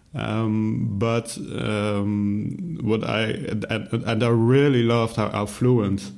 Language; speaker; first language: English; non-native, fluent; Dutch